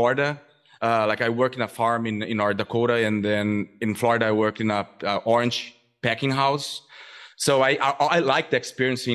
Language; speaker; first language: English; non-native, fluent; Portuguese